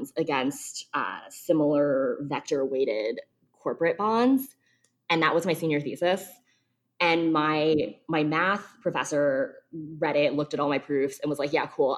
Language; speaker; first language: English; early bilingual, other home language; Chinese